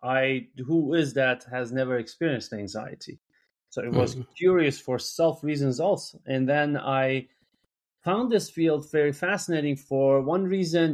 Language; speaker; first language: English; non-native, fluent; Persian